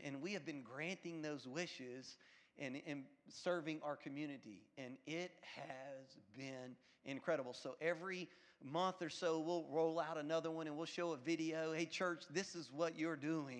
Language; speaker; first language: English; native; English